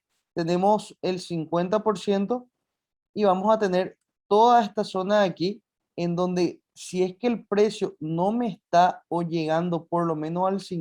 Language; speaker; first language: Spanish; native; Spanish